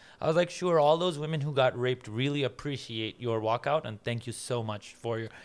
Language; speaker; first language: English; native; English